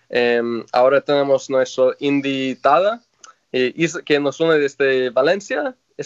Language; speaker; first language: Spanish; non-native, fluent; English